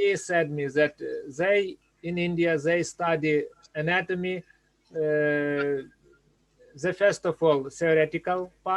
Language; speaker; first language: English; non-native, learner; Ukrainian